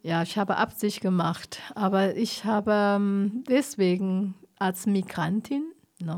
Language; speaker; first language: German; non-native, fluent; Chinese